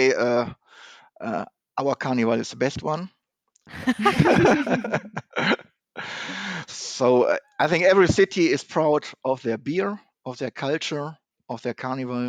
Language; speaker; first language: English; non-native, fluent; German